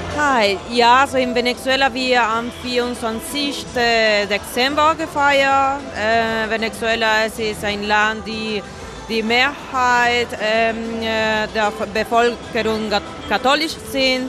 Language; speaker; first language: German; non-native, fluent; Spanish